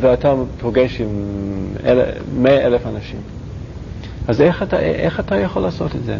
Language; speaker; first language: Hebrew; non-native, learner; English